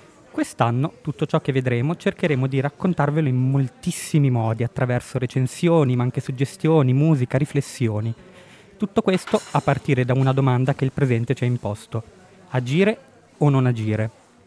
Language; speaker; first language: Italian; native; Italian